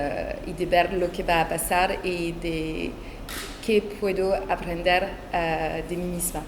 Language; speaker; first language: Spanish; non-native, fluent; French